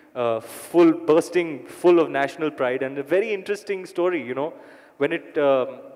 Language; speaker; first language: English; non-native, local second language; Hindi